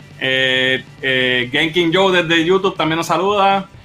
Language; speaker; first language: Spanish; native; Spanish